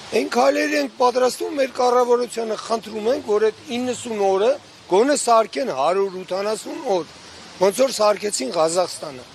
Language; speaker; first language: Armenian; native; Armenian